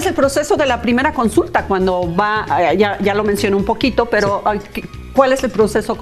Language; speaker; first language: Spanish; native; Spanish